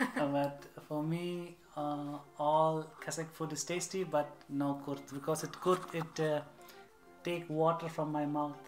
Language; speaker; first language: English; non-native, local second language; Malayalam